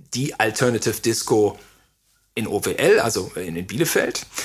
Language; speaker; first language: German; native; German